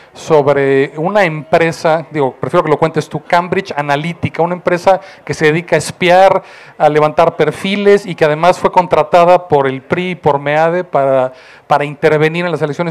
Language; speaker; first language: Spanish; native; Spanish